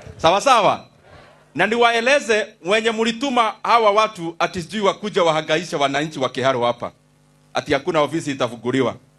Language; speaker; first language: Swahili; non-native, local second language; Kikuyu